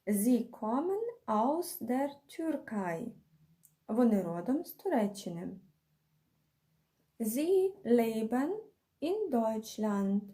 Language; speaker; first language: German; non-native, fluent; Ukrainian